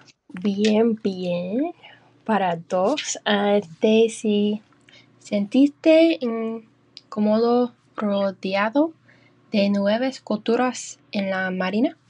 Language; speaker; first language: Spanish; early bilingual, heritage; English